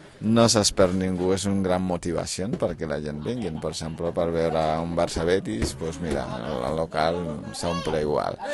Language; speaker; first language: Catalan; non-native, fluent; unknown